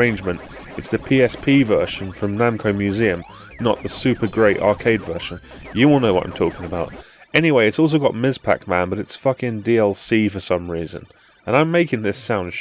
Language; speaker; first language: English; native; English